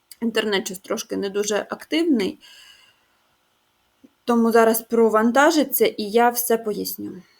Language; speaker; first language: Ukrainian; native; Ukrainian